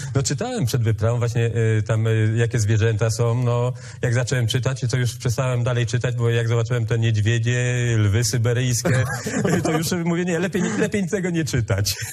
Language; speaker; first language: Polish; native; Polish